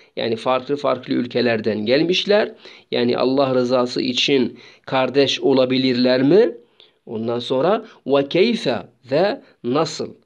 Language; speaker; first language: Turkish; non-native, fluent; Arabic